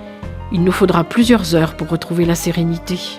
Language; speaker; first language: French; native; French